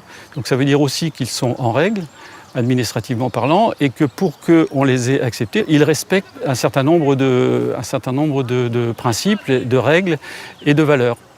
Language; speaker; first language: French; native; French